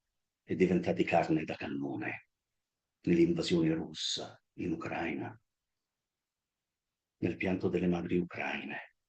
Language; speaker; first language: Italian; native; Italian